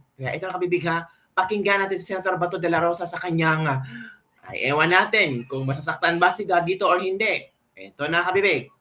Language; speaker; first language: Filipino; native; Filipino